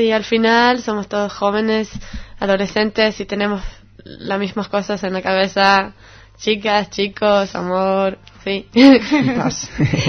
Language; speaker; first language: Spanish; non-native, fluent; Hebrew